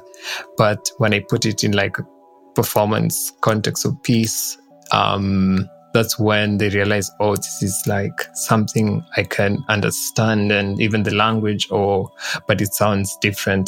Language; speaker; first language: English; non-native, local second language; Kikuyu